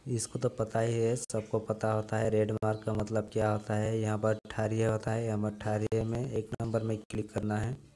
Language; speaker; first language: Hindi; non-native, local second language; Bangla